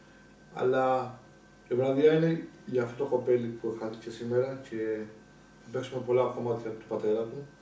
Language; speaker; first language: Greek; native; Greek